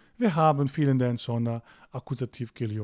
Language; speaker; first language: Turkish; non-native, fluent; German